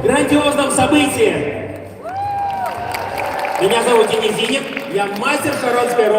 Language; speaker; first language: Russian; native; Russian